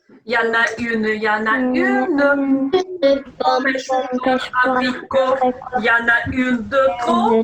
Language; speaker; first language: French; non-native, fluent; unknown